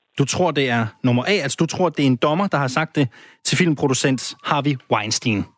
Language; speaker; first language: Danish; native; Danish